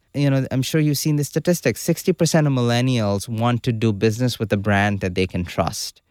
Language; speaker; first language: English; non-native, local second language; Urdu